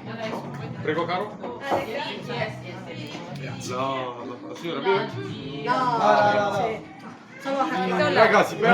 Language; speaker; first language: Italian; non-native, fluent; Filipino